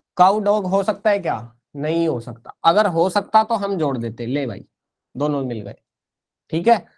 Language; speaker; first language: Hindi; native; Hindi